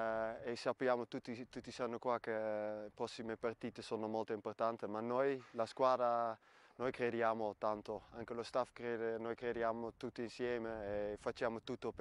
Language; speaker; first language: Italian; non-native, fluent; Dutch